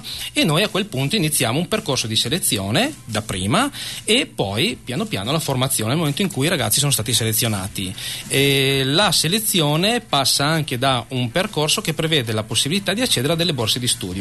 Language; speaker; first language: Italian; native; Italian